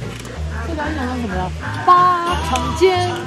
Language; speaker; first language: Chinese; native; Chinese